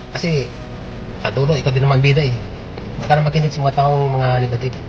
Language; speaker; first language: Filipino; native; Filipino